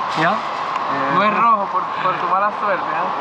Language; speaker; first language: Spanish; native; Spanish